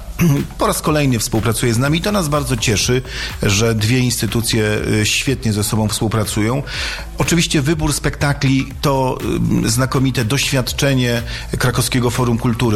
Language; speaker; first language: Polish; native; Polish